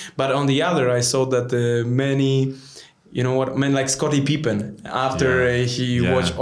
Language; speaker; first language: English; non-native, learner; Polish